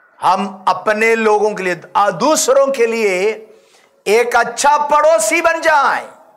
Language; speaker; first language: Hindi; non-native, local second language; Malayalam